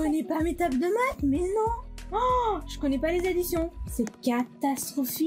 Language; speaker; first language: French; native; French